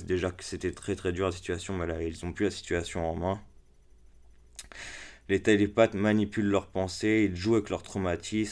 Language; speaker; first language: French; native; French